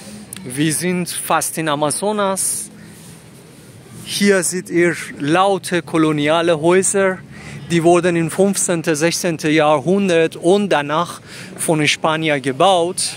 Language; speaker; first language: German; non-native, fluent; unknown